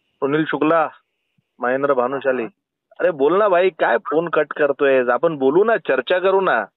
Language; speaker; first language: Marathi; non-native, local second language; Gujarati